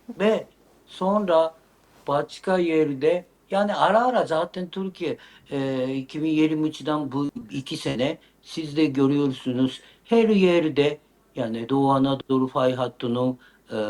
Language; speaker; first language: Turkish; non-native, learner; Japanese